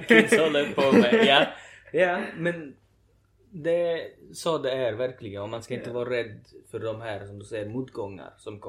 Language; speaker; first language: Swedish; early bilingual, other home language; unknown